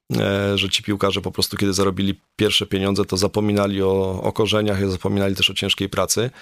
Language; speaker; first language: Polish; native; Polish